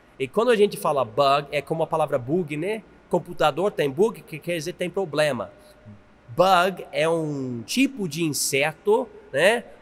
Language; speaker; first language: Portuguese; non-native, fluent; English